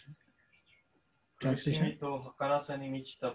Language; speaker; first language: Japanese; native; Japanese